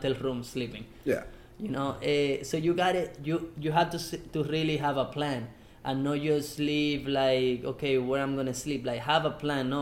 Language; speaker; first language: English; non-native, fluent; Spanish